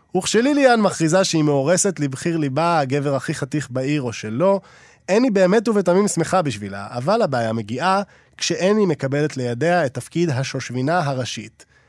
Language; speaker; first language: Hebrew; native; Hebrew